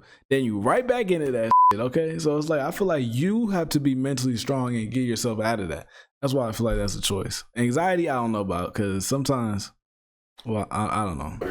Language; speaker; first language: English; native; English